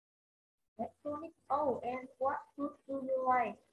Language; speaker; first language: English; non-native, learner; Vietnamese